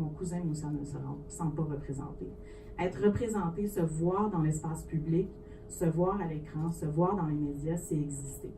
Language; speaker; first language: French; native; French